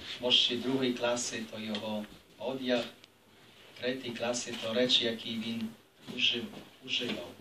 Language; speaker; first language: Ukrainian; non-native, fluent; Polish